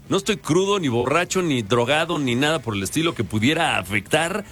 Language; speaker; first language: Spanish; native; Spanish